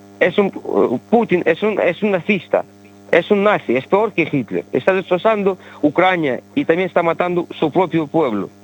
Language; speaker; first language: Spanish; early bilingual, other home language; Ukrainian